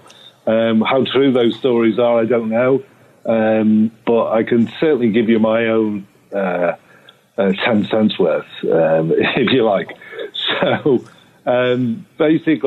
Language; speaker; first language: English; native; English